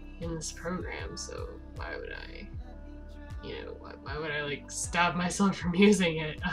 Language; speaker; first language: English; native; English